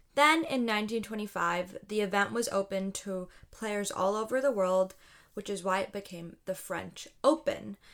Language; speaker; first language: English; native; English